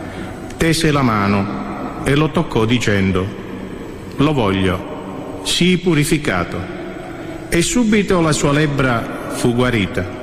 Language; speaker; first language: Italian; native; Italian